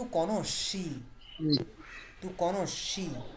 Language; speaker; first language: Italian; non-native, fluent; Bangla